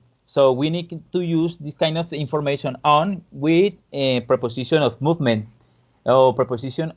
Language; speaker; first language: English; non-native, fluent; Spanish